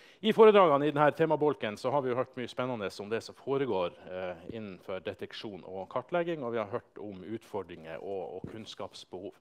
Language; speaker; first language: Norwegian; native; Norwegian